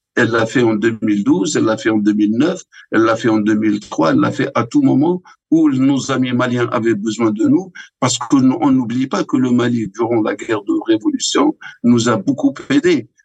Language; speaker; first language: French; non-native, local second language; Arabic